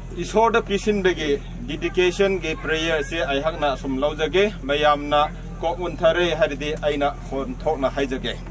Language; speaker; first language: Manipuri; non-native, local second language; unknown